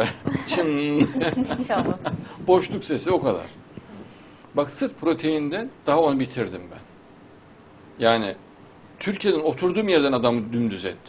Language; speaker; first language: Turkish; native; Turkish